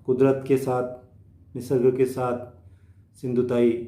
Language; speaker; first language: Hindi; non-native, local second language; Marathi